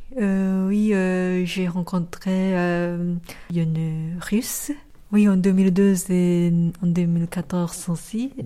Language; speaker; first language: French; non-native, fluent; Japanese